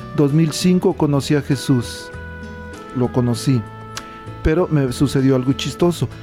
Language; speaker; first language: Spanish; native; Spanish